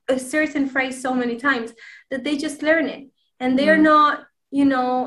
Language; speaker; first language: English; non-native, fluent; Spanish